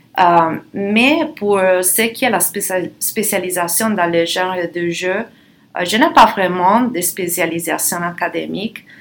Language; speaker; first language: French; non-native, fluent; Italian